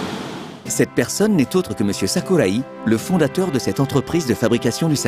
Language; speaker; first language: French; native; French